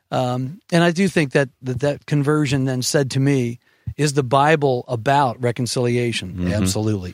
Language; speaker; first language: English; native; English